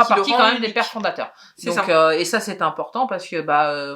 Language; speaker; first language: French; native; French